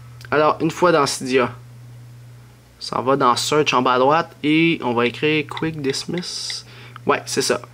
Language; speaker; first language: French; native; French